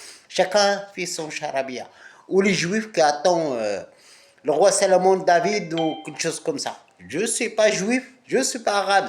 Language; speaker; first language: French; non-native, local second language; Arabic